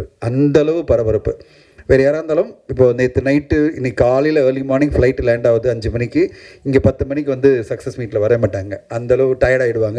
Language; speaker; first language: Tamil; native; Tamil